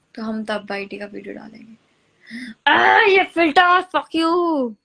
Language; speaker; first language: Hindi; native; Hindi